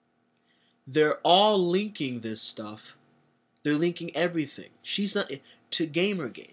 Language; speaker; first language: English; native; English